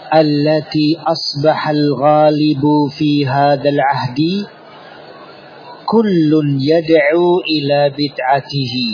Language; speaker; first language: Arabic; non-native, fluent; Indonesian